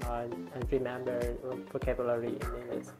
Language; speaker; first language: English; non-native, learner; Vietnamese